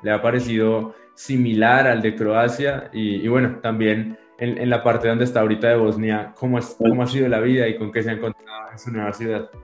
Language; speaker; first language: Spanish; native; Spanish